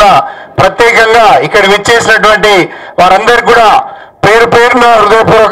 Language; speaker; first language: Telugu; native; Telugu